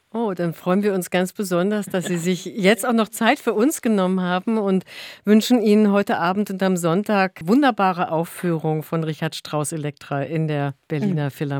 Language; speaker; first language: German; native; German